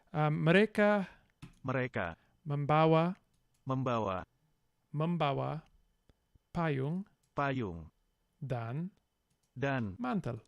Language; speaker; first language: Indonesian; non-native, learner; English